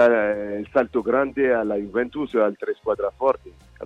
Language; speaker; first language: Italian; non-native, fluent; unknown